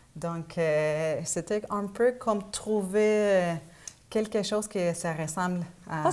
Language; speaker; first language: French; non-native, fluent; Spanish